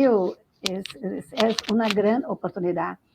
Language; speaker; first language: Spanish; non-native, fluent; Portuguese